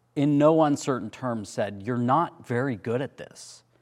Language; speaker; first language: English; native; English